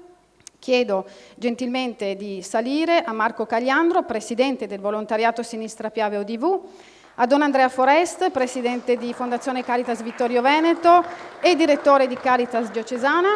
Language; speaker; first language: Italian; native; Italian